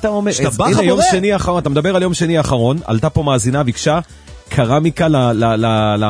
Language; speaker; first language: Hebrew; native; Hebrew